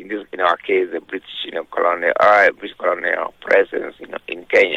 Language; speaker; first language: English; non-native, local second language; Kikuyu